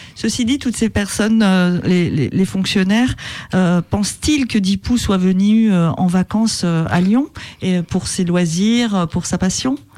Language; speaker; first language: French; native; French